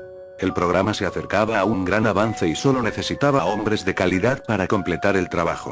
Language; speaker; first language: Spanish; native; Spanish